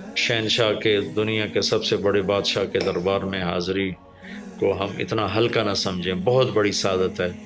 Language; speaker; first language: Urdu; native; Urdu